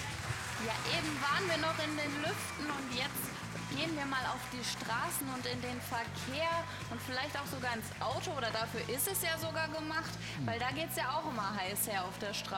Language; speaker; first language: German; native; German